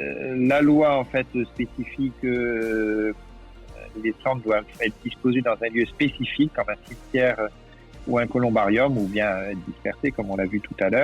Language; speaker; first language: French; native; French